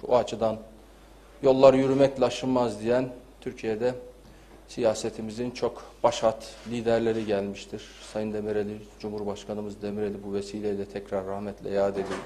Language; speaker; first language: Turkish; native; Turkish